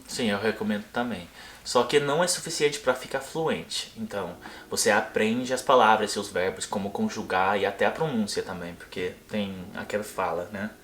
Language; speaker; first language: Portuguese; non-native, fluent; English